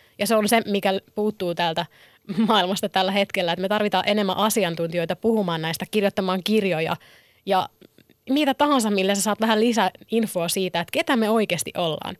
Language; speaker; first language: Finnish; early bilingual, other home language; Kurdish